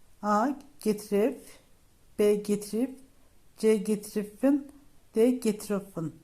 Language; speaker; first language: Turkish; native; Turkish